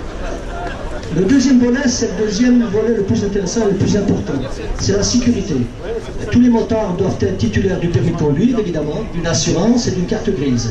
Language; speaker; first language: French; native; French